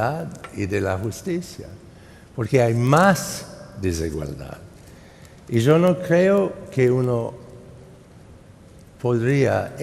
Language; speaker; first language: Spanish; non-native, fluent; English